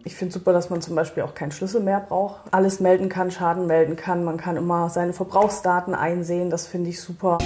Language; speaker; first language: German; native; German